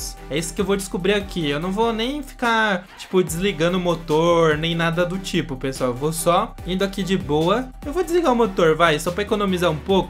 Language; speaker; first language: Portuguese; native; Portuguese